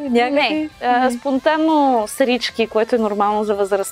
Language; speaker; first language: Bulgarian; native; Bulgarian